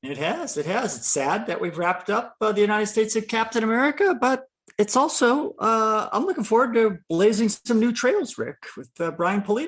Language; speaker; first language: English; native; English